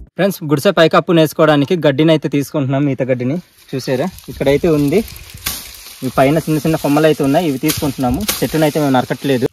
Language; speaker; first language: Telugu; non-native, local second language; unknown